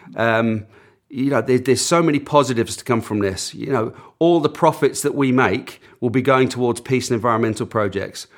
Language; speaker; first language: English; native; English